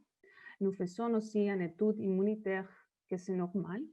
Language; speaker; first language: French; non-native, learner; Spanish